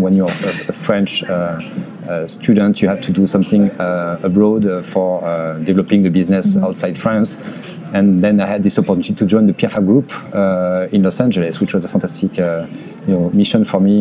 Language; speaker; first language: English; non-native, fluent; French